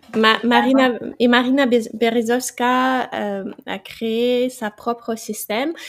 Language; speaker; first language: French; non-native, fluent; Ukrainian